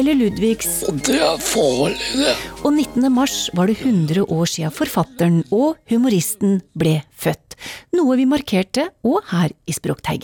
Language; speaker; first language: Norwegian; native; Norwegian